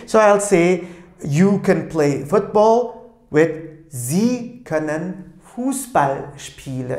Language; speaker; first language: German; non-native, fluent; Turkish